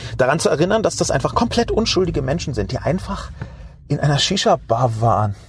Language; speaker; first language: German; native; German